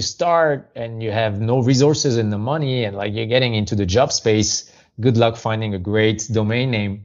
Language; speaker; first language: English; non-native, fluent; French